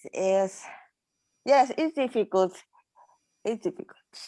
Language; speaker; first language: English; non-native, learner; Spanish